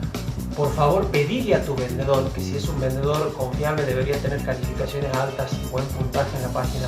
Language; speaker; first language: Spanish; native; Spanish